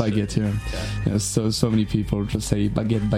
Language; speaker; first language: English; non-native, learner; French